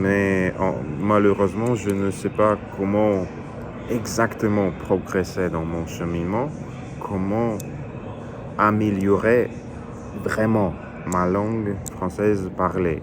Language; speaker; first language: French; non-native, learner; Russian